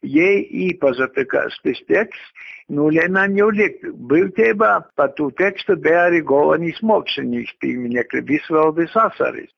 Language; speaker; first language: Latvian; native; Latvian